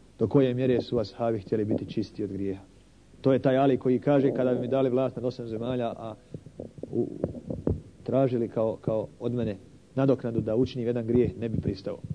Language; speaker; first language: Bosnian; native; Bosnian